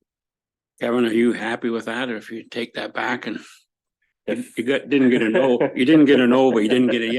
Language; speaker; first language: English; native; English